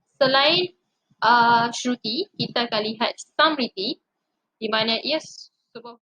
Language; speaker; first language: Malay; non-native, local second language; Tamil